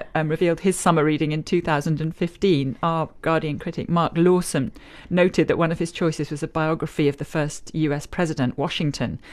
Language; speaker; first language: English; native; English